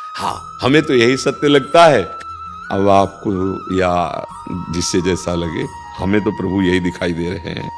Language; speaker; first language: Hindi; native; Hindi